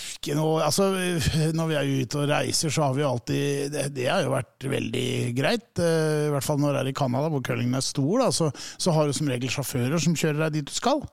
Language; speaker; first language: Norwegian; native; Norwegian